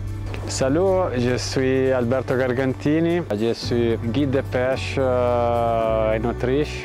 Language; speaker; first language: French; non-native, fluent; Italian